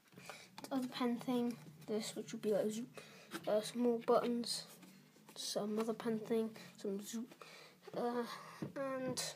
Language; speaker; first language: English; native; English